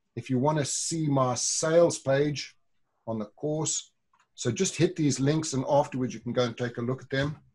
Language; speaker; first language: English; native; English